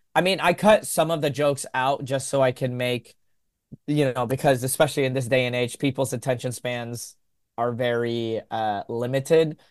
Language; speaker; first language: English; native; English